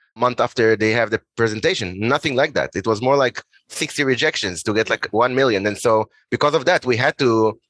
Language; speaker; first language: English; non-native, fluent; Hebrew